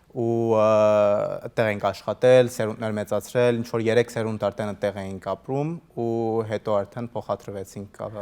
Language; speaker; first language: Armenian; early bilingual, heritage; Armenian